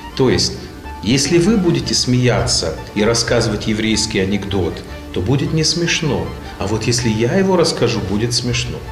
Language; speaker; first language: Russian; non-native, local second language; Yiddish